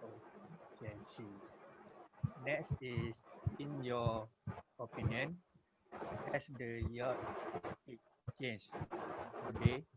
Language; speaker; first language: English; non-native, learner; Malay